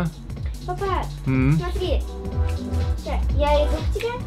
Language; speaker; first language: Russian; early bilingual, heritage; Russian